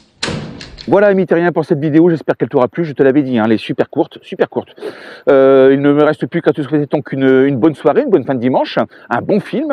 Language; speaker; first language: French; native; French